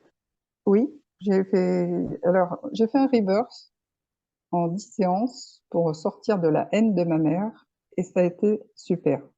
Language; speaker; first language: French; native; French